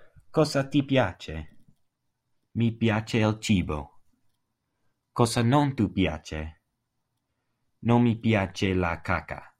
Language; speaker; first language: Italian; non-native, learner; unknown